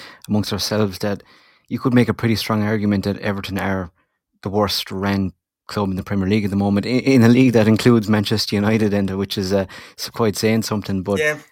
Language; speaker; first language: English; native; English